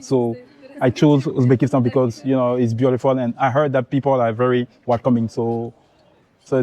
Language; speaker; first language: English; non-native, learner; French